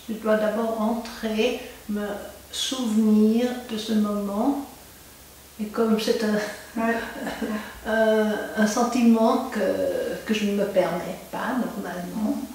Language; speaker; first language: French; non-native, local second language; German